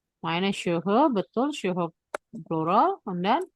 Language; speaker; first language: German; non-native, learner; Indonesian